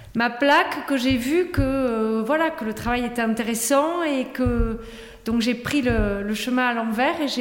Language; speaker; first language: French; native; French